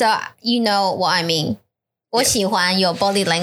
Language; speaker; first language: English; non-native, fluent; Chinese